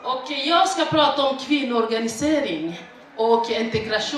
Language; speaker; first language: Swedish; non-native, fluent; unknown